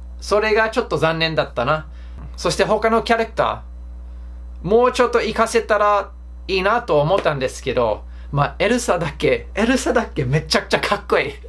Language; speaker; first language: Japanese; non-native, fluent; English